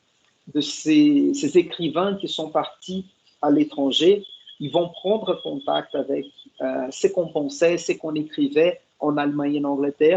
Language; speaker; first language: French; non-native, fluent; Portuguese